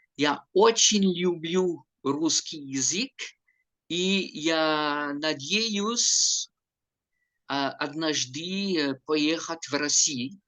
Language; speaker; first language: Russian; non-native, learner; French